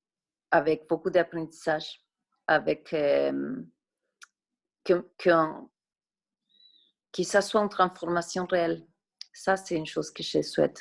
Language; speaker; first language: French; non-native, fluent; Spanish